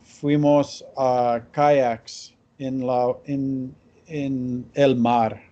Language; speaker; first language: Spanish; non-native, learner; English